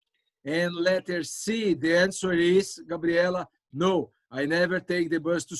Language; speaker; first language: English; non-native, local second language; Portuguese